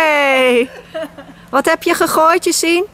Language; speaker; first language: Dutch; native; Dutch